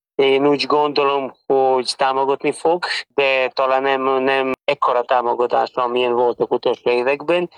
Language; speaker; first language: Hungarian; non-native, fluent; Serbian